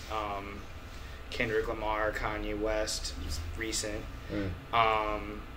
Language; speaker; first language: English; native; English